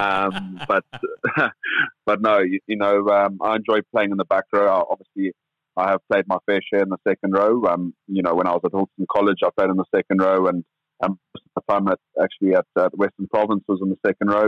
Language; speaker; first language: English; native; English